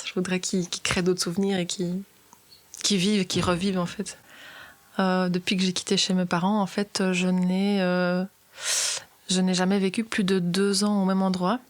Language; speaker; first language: French; native; French